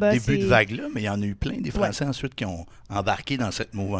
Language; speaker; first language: French; native; French